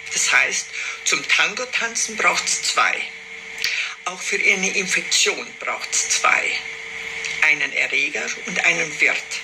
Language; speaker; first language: German; non-native, fluent; Romanian